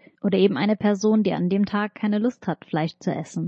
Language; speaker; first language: German; native; German